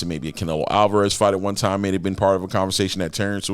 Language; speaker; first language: English; native; English